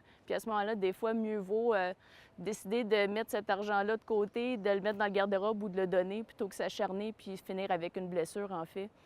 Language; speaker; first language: French; native; French